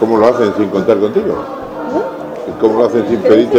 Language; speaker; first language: Spanish; native; Spanish